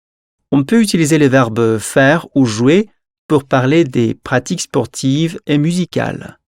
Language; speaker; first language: French; non-native, fluent; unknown